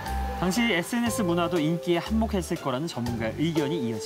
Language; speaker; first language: Korean; native; Korean